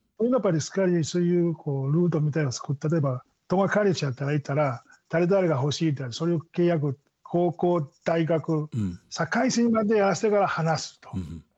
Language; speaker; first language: Japanese; non-native, fluent; Tongan